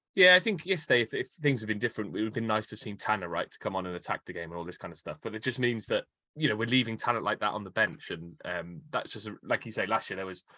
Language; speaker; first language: English; native; English